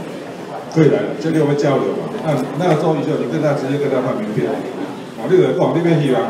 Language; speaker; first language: Chinese; native; Chinese